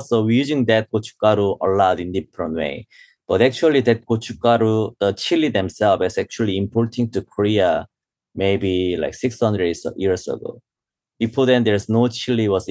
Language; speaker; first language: English; non-native, learner; Korean